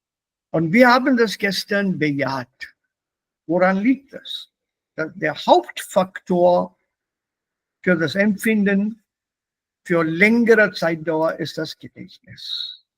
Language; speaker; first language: German; non-native, fluent; Hindi